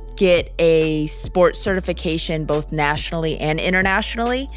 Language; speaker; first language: English; native; English